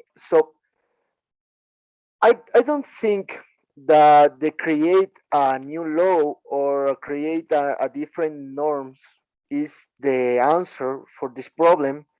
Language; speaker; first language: English; non-native, learner; Spanish